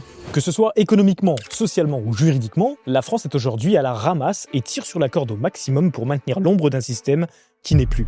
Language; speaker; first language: French; native; French